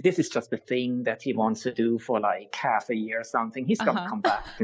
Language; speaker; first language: English; non-native, fluent; Swiss German